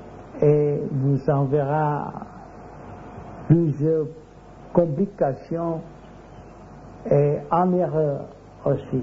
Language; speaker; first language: French; non-native, learner; Vietnamese